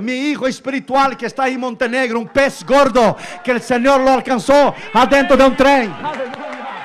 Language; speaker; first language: Spanish; non-native, fluent; Portuguese